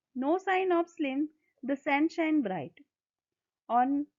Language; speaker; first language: English; non-native, local second language; Marathi